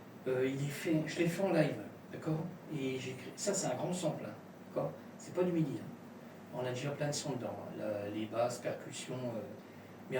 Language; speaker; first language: French; native; French